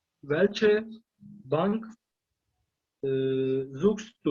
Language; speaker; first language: German; non-native, learner; Turkish